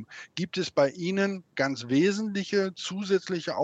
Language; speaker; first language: German; native; German